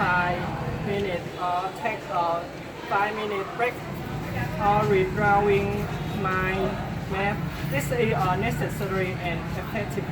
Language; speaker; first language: English; non-native, learner; Vietnamese